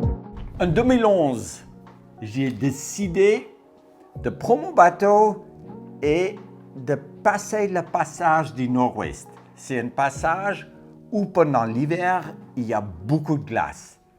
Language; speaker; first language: French; non-native, fluent; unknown